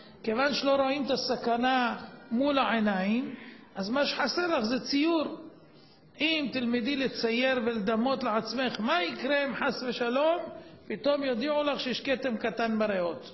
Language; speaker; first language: Hebrew; native; Hebrew